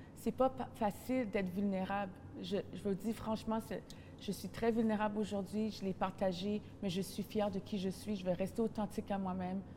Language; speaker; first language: French; native; French